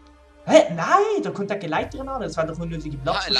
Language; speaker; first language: German; native; German